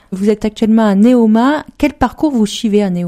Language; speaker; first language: French; native; French